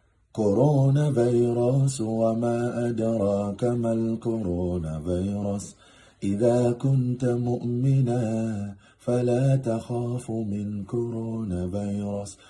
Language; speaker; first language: Arabic; non-native, learner; Kyrgyz